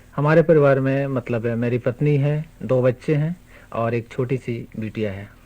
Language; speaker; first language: Hindi; native; Hindi